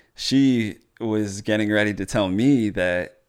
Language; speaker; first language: English; native; English